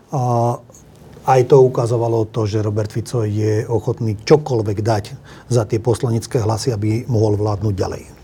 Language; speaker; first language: Slovak; non-native, local second language; Hungarian